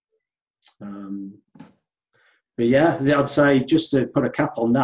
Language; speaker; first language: English; native; English